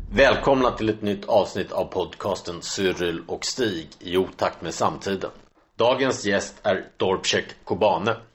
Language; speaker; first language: Swedish; native; Swedish